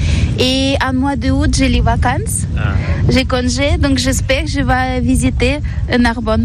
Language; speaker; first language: French; non-native, learner; Ukrainian